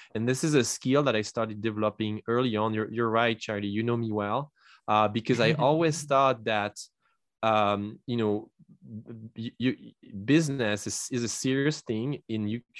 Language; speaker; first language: English; non-native, fluent; French